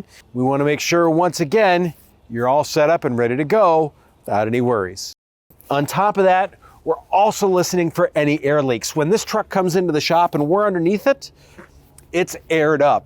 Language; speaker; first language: English; native; English